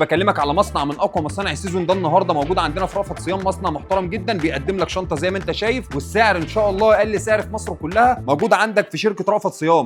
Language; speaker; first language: Arabic; native; Arabic